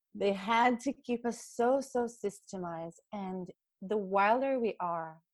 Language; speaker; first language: English; non-native, fluent; Hebrew